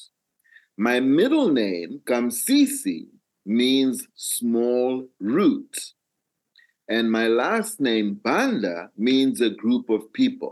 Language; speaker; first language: English; non-native, local second language; Nyanja